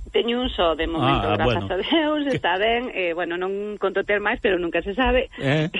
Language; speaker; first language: Galician; native; Galician